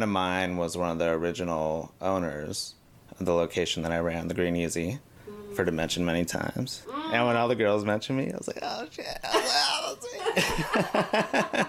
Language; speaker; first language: English; native; English